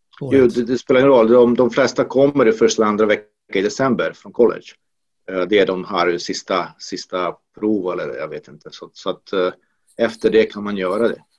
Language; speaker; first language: Swedish; non-native, fluent; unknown